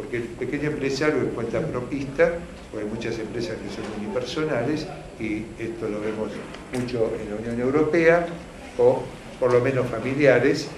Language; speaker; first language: Spanish; native; Spanish